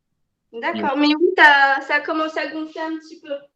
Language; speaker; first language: French; native; French